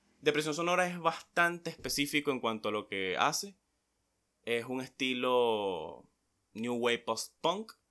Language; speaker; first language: Spanish; native; Spanish